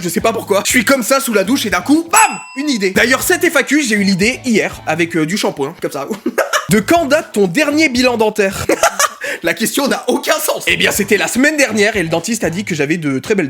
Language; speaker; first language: French; native; French